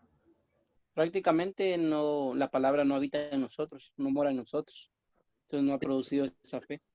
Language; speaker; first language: Spanish; native; Spanish